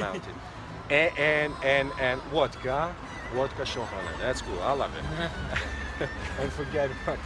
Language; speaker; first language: English; non-native, learner; Tajik